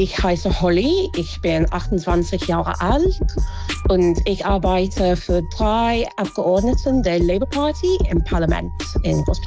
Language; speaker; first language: German; non-native, fluent; English